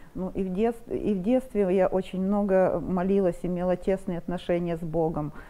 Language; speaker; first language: Russian; non-native, local second language; Romanian